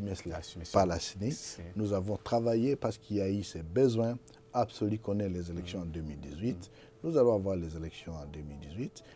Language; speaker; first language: French; non-native, local second language; Lingala